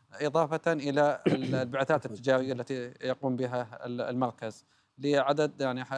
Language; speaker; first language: Arabic; native; Arabic